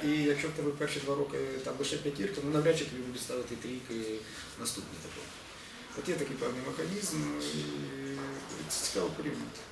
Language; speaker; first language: Ukrainian; native; Ukrainian